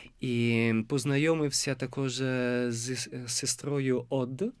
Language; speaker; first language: Ukrainian; non-native, fluent; Italian